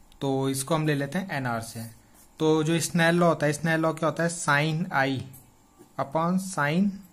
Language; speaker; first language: Hindi; native; Hindi